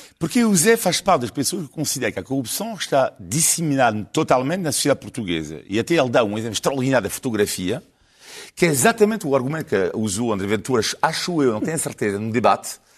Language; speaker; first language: Portuguese; non-native, fluent; French